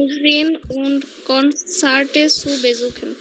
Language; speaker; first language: German; non-native, learner; Bangla